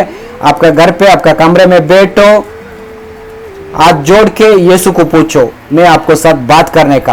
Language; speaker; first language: Hindi; early bilingual, heritage; Hindi